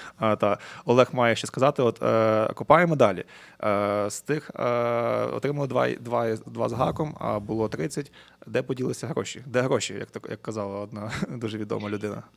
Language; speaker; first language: Ukrainian; native; Ukrainian